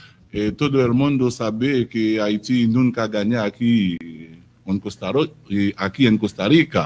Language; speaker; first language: Spanish; non-native, learner; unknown